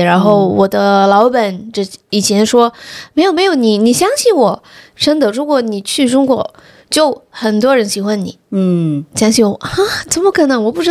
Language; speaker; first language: Chinese; non-native, fluent; Indonesian